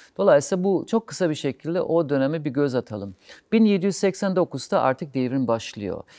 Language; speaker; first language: Turkish; non-native, fluent; German